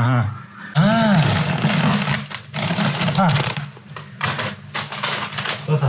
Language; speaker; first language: Chinese; non-native, learner; Thai